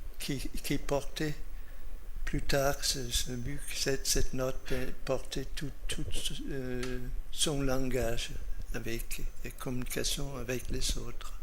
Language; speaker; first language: French; non-native, fluent; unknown